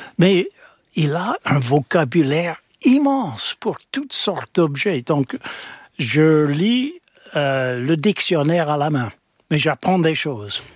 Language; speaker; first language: French; non-native, fluent; English